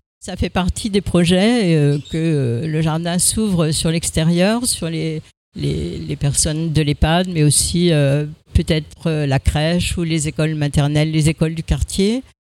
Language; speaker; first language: French; native; French